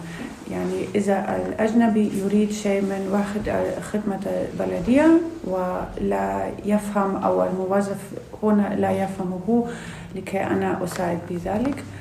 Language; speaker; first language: Arabic; non-native, learner; Russian